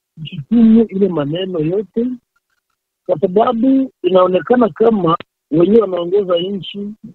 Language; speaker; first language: Swahili; native; Swahili